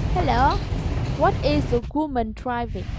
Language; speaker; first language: English; non-native, fluent; Vietnamese